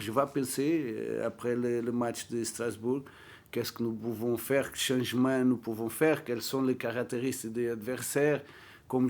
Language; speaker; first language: French; non-native, learner; Portuguese